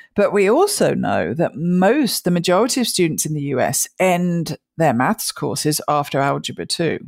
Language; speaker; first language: English; native; English